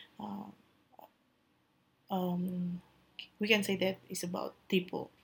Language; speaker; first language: English; non-native, learner; Indonesian